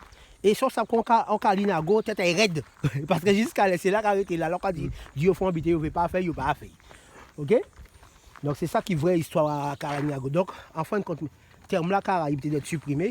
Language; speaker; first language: French; non-native, local second language; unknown